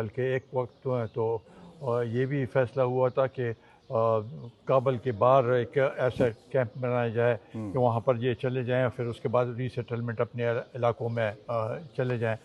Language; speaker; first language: Urdu; non-native, local second language; Pashto